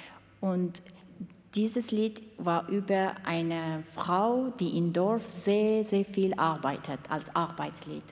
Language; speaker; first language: German; non-native, learner; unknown